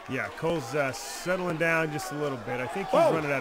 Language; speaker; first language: English; native; English